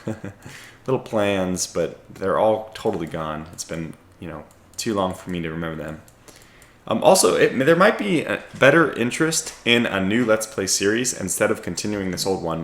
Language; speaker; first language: English; native; English